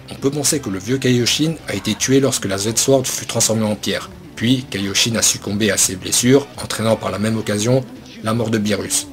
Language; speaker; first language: French; native; French